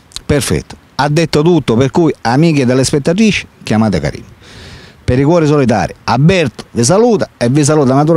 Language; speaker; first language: Italian; native; Italian